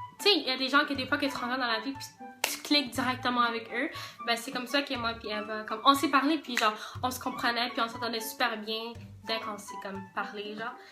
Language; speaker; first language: French; native; French